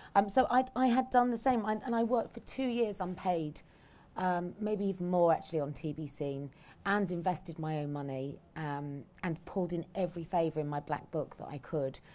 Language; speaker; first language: English; native; English